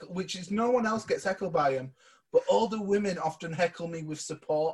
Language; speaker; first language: English; native; English